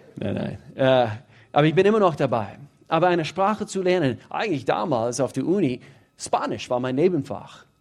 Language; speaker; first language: German; non-native, fluent; English